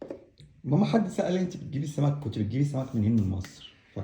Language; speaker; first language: Arabic; native; Arabic